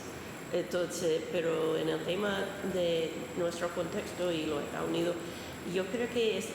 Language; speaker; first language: Spanish; non-native, fluent; English